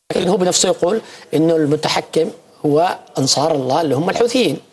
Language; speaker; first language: Arabic; native; Arabic